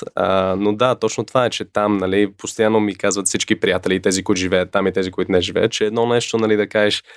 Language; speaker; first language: Bulgarian; early bilingual, other home language; English